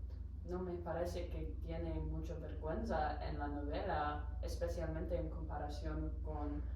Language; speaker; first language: Spanish; non-native, learner; English